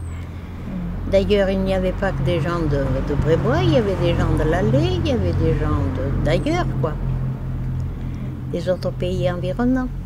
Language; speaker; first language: French; native; French